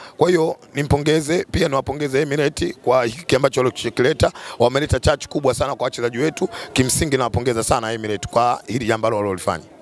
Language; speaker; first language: Swahili; native; Swahili